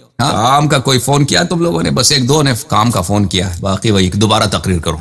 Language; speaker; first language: Urdu; non-native, fluent; Persian